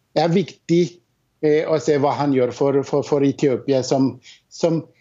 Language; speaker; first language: Norwegian; non-native, fluent; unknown